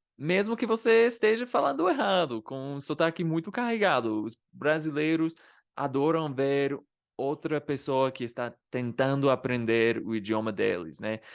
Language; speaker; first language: Portuguese; non-native, fluent; English